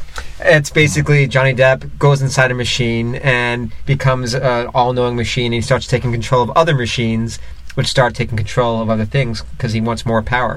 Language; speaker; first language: English; native; English